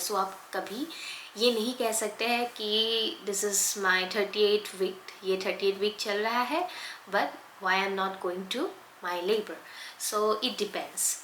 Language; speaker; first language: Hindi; non-native, local second language; Assamese